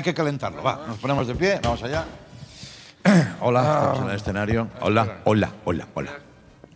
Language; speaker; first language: Spanish; native; Spanish